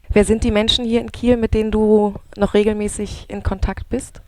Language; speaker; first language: German; native; German